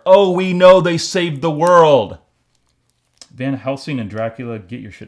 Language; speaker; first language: English; native; English